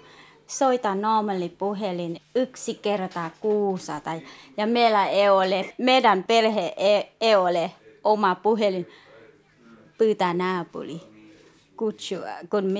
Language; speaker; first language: Finnish; non-native, learner; Thai